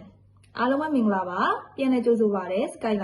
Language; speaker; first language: Finnish; non-native, learner; Burmese